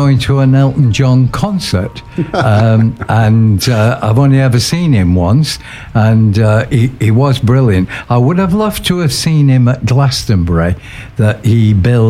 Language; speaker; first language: English; native; English